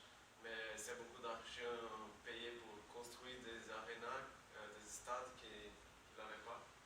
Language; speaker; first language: French; non-native, learner; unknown